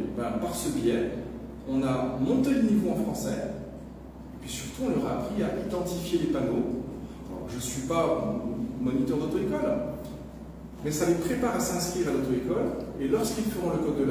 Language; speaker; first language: French; native; French